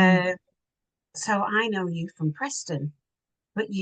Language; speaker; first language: English; native; English